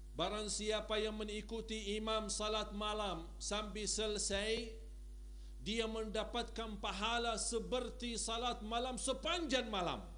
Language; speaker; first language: Indonesian; non-native, fluent; Arabic